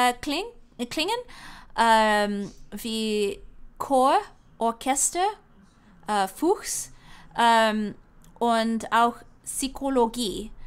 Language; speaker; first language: German; non-native, learner; English